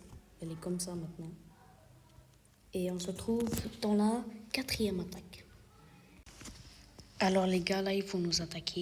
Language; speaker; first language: French; native; French